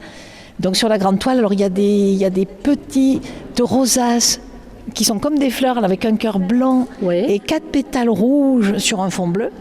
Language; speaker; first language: French; native; French